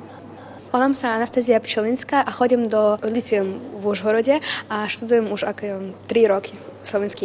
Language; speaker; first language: Slovak; non-native, learner; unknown